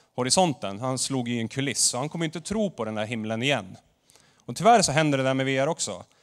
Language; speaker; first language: Swedish; native; Swedish